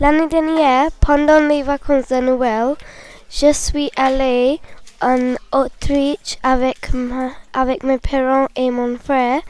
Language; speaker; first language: French; non-native, learner; English